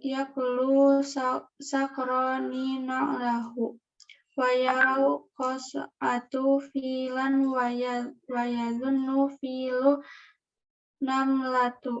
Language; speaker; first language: Arabic; non-native, learner; Indonesian